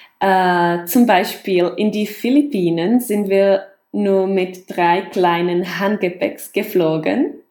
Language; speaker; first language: German; non-native, fluent; Czech